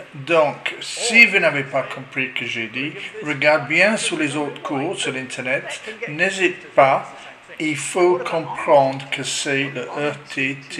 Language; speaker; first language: French; non-native, learner; English